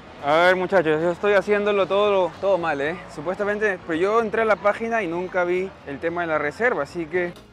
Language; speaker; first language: Spanish; native; Spanish